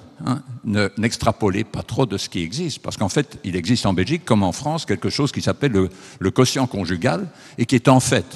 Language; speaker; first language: French; native; French